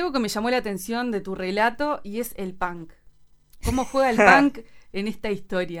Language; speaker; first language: Spanish; native; Spanish